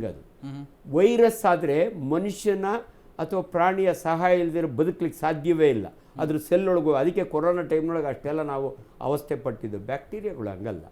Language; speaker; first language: Kannada; native; Kannada